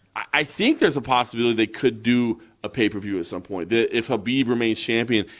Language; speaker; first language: English; native; English